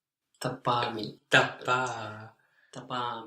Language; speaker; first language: Finnish; non-native, learner; English